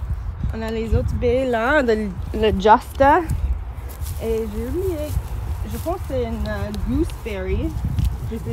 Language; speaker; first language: French; non-native, learner; English